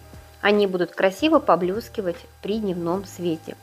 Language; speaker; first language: Russian; native; Russian